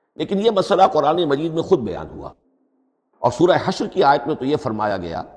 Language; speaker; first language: Urdu; native; Urdu